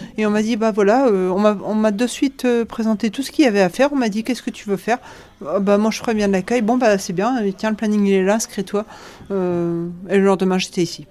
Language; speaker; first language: French; native; French